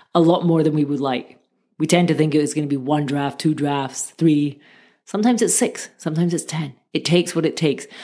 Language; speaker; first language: English; native; English